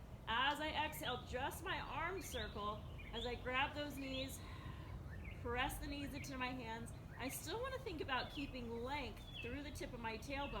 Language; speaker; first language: English; native; English